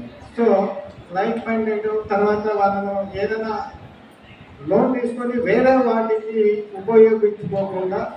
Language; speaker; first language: Telugu; native; Telugu